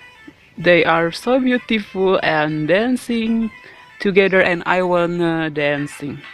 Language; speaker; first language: English; non-native, learner; Indonesian